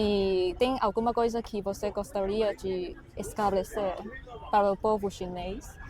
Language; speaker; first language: Portuguese; non-native, fluent; Chinese